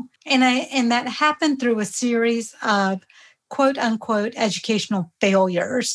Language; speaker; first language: English; early bilingual, other home language; Hindi